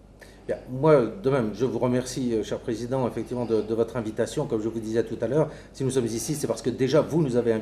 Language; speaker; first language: French; native; French